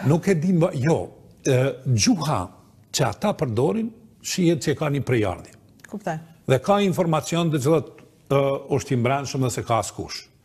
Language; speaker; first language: Albanian; native; Albanian